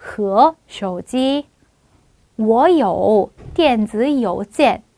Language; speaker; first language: Chinese; non-native, fluent; Korean